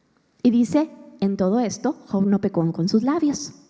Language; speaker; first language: Spanish; native; Spanish